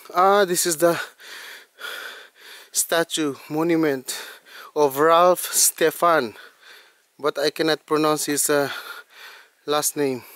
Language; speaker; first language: English; non-native, local second language; Filipino